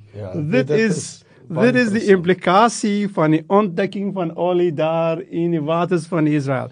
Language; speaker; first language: Afrikaans; non-native, local second language; English